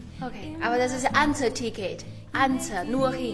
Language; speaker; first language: German; non-native, learner; Chinese